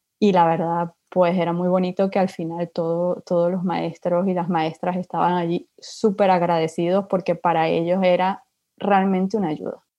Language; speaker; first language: Spanish; native; Spanish